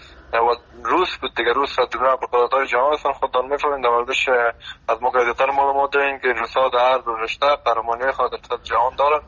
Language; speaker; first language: Persian; native; Persian